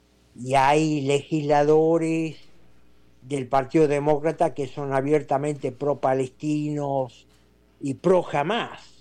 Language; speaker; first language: Spanish; native; Spanish